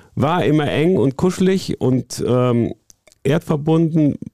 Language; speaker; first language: German; native; German